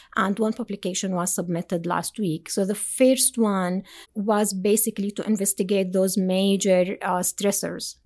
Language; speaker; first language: English; non-native, fluent; Arabic